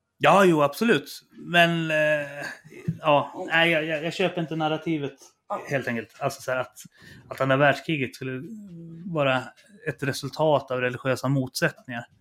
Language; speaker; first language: Swedish; native; Swedish